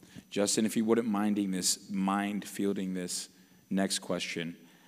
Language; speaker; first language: English; native; English